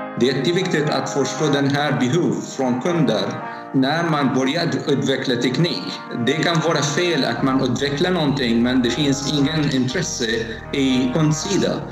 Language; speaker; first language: Swedish; non-native, learner; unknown